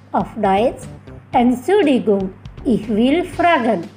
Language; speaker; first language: German; non-native, fluent; Indonesian